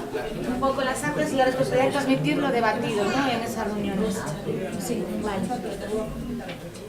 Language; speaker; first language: Spanish; native; Spanish